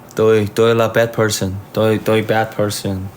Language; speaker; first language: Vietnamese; non-native, learner; Korean